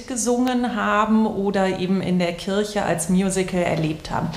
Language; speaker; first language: German; native; German